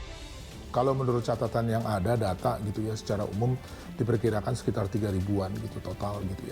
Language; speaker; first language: Indonesian; native; Indonesian